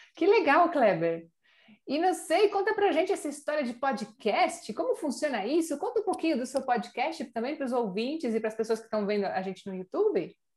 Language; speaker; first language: Portuguese; native; Portuguese